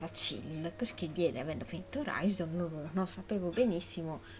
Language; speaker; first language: Italian; native; Italian